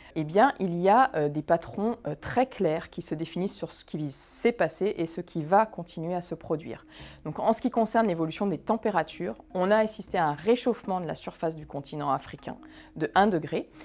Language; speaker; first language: French; native; French